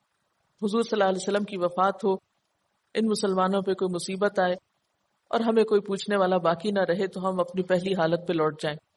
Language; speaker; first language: Urdu; native; Urdu